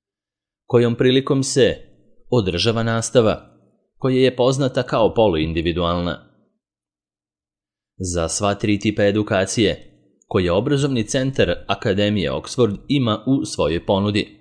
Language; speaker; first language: Serbian; native; Serbian